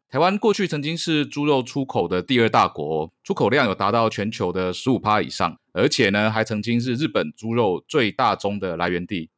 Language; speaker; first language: Chinese; native; Chinese